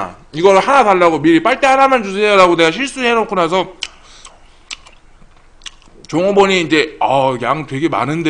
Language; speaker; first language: Korean; native; Korean